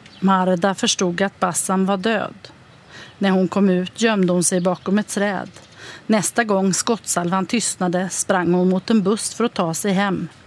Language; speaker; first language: Swedish; native; Swedish